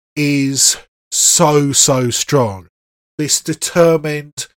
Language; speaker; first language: English; native; English